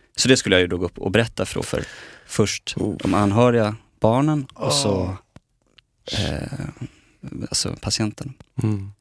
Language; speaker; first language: Swedish; native; Swedish